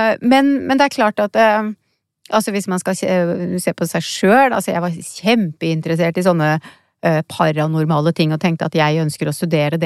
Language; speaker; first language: Norwegian; native; Norwegian